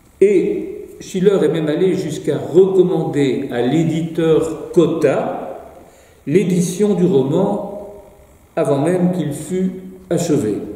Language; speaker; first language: French; native; French